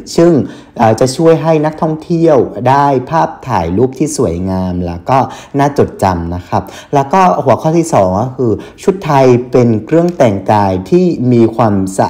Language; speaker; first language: Thai; non-native, fluent; Vietnamese